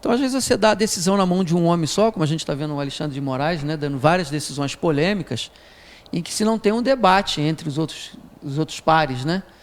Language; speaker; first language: Portuguese; native; Portuguese